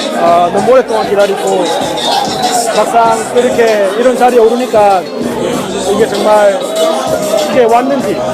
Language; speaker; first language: Korean; native; Korean